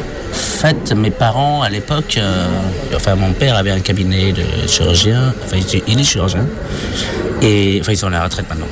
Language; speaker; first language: French; non-native, fluent; Khmer